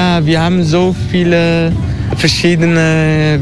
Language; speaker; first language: German; non-native, fluent; Turkish